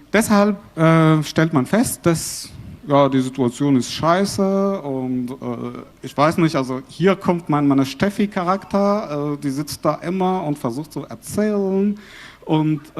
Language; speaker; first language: German; non-native, fluent; Arabic